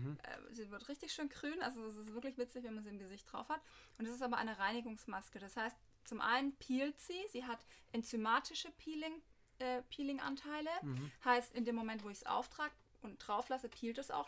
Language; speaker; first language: German; native; German